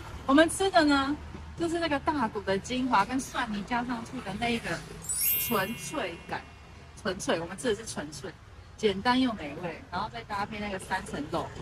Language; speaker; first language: Chinese; native; Chinese